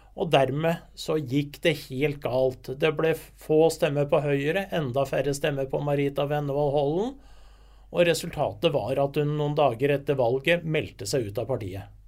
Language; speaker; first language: Norwegian; native; Norwegian